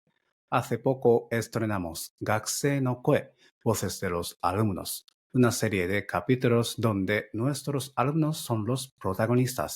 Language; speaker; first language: Spanish; non-native, fluent; Japanese